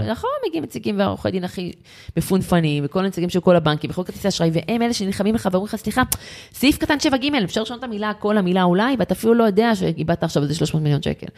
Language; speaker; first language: Hebrew; native; Hebrew